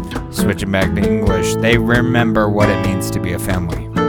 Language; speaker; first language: English; early bilingual, other home language; Spanish